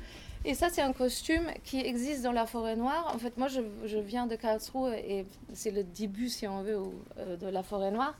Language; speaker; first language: French; non-native, fluent; German